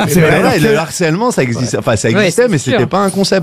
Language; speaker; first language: French; native; French